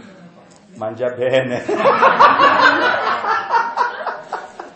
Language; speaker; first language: Italian; non-native, learner; Tibetan